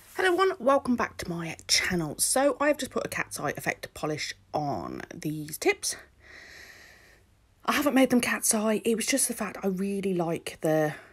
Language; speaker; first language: English; native; English